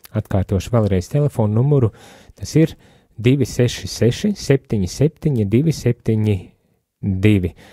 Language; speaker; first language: Latvian; native; Latvian